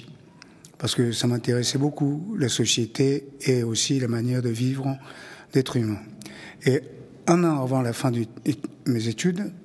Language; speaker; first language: French; non-native, fluent; Japanese